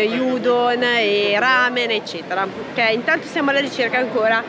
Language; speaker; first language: Italian; native; Italian